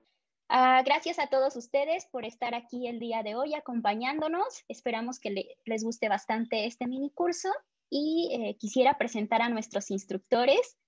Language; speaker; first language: Spanish; native; Spanish